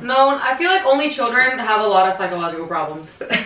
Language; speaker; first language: English; early bilingual, other home language; Spanish